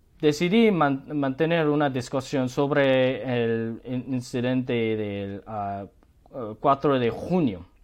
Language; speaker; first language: Spanish; non-native, learner; Korean